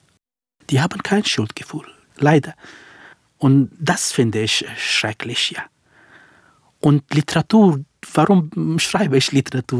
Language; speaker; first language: German; non-native, fluent; Kurdish